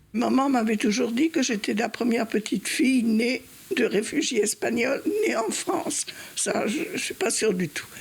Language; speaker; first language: French; early bilingual, other home language; Spanish